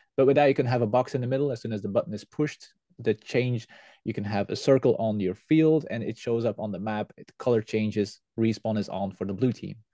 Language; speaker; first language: English; non-native, fluent; Dutch